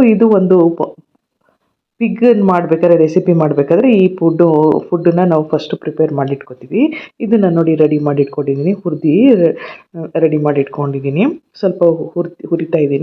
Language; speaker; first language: Kannada; native; Kannada